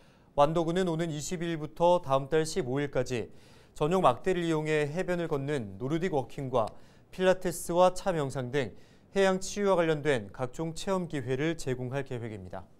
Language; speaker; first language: Korean; native; Korean